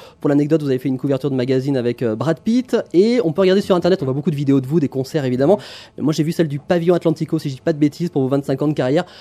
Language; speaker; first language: French; native; French